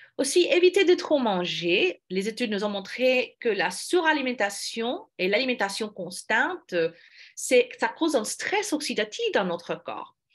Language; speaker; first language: French; non-native, fluent; English